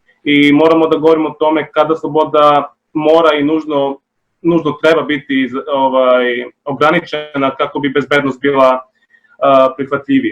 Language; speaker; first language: Bosnian; native; Bosnian